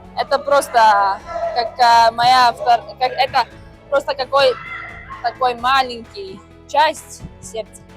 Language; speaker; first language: Russian; non-native, fluent; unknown